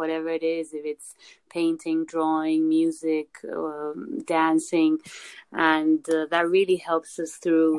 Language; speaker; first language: English; non-native, fluent; Spanish